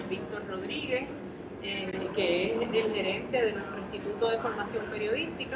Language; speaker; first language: Spanish; native; Spanish